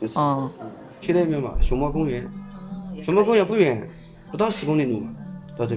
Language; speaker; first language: Chinese; native; Chinese